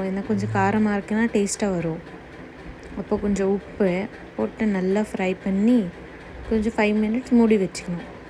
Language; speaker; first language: Tamil; non-native, learner; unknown